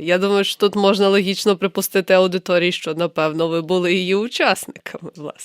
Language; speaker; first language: Ukrainian; native; Ukrainian